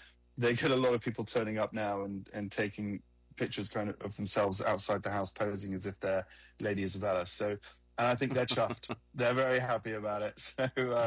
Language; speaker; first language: English; native; English